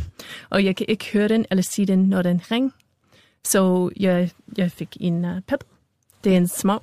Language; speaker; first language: Danish; non-native, fluent; English